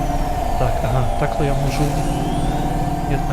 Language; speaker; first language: Czech; non-native, local second language; Ukrainian